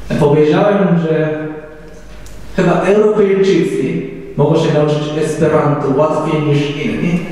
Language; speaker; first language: Polish; non-native, learner; Japanese